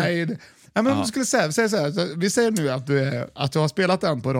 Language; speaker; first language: Swedish; native; Swedish